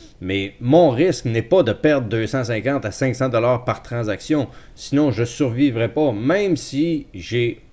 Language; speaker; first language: French; native; French